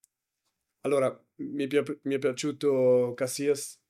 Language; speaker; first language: Italian; non-native, learner; German